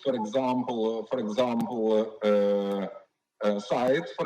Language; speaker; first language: English; non-native, learner; Ukrainian